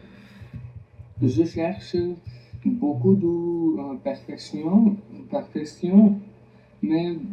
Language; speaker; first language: French; non-native, learner; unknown